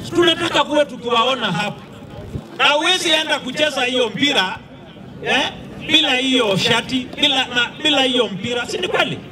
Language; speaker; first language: Swahili; non-native, local second language; Masai